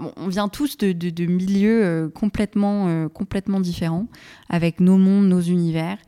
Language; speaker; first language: French; non-native, local second language; Arabic